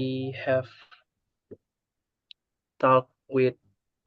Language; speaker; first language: English; non-native, learner; Indonesian